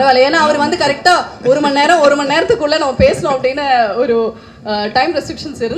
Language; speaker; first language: Tamil; native; Tamil